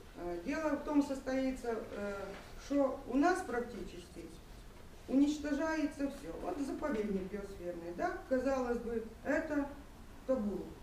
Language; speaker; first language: Russian; non-native, local second language; Ukrainian